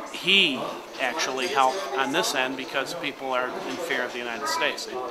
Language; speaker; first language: English; native; English